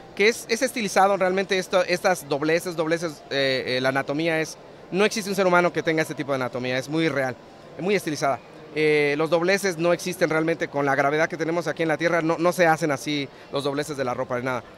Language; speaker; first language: Spanish; early bilingual, heritage; Spanish